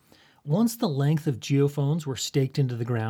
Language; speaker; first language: English; native; English